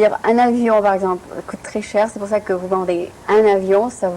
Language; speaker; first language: French; native; French